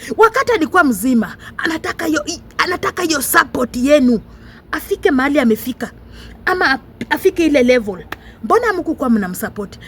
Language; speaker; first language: Swahili; non-native, local second language; Luyia